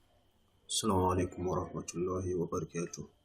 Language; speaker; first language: Arabic; non-native, fluent; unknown